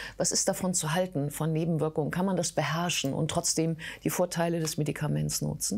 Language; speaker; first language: German; native; German